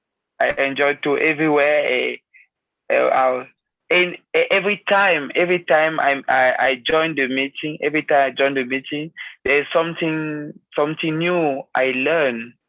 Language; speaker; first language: English; non-native, learner; French